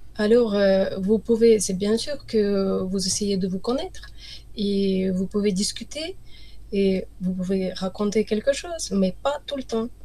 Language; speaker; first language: French; non-native, fluent; Ukrainian